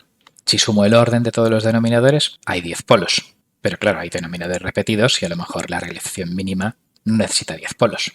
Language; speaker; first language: Spanish; native; Spanish